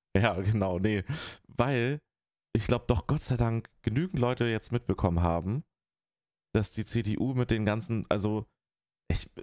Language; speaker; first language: German; native; German